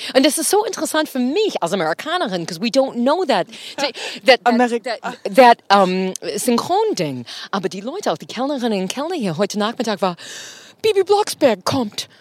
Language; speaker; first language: German; non-native, fluent; English